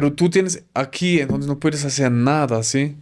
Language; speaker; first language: Spanish; non-native, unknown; German